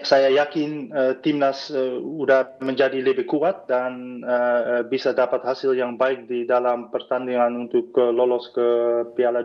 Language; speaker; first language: Indonesian; non-native, fluent; Dutch